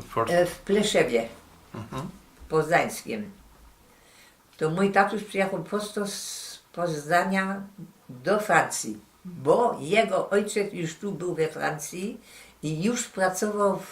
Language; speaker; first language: Polish; early bilingual, heritage; Polish